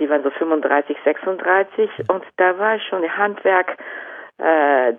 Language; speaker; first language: German; non-native, fluent; Japanese